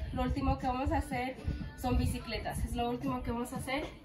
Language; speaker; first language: Spanish; early bilingual, heritage; Spanish